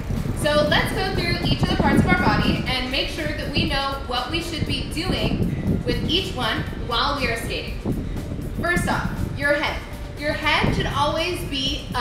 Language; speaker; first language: English; native; English